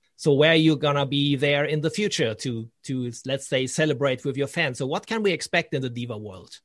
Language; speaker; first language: English; non-native, fluent; German